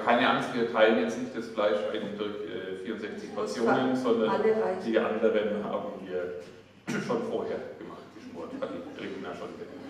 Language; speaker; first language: German; native; German